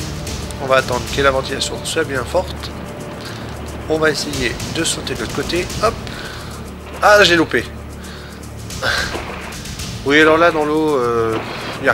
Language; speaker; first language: French; native; French